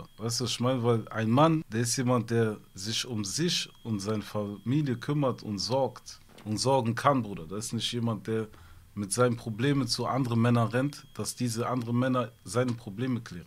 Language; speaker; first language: German; early bilingual, other home language; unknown